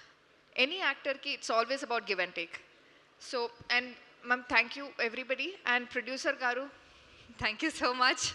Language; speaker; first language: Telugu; non-native, fluent; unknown